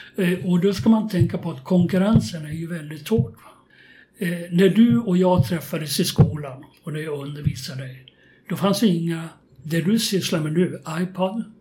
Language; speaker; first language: Swedish; native; Swedish